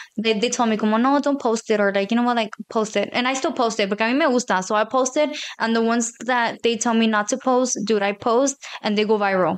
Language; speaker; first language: English; early bilingual, other home language; Spanish